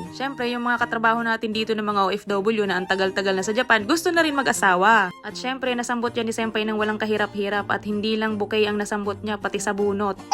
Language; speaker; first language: Filipino; native; Filipino